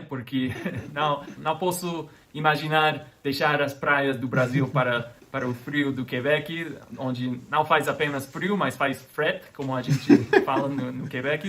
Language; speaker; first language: Portuguese; non-native, fluent; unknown